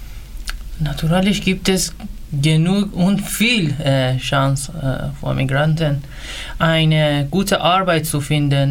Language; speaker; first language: German; non-native, learner; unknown